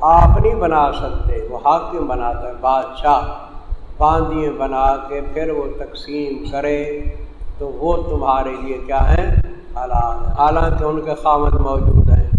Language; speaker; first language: Urdu; non-native, local second language; Punjabi